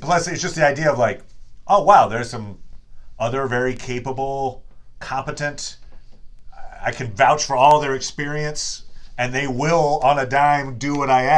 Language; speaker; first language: English; native; English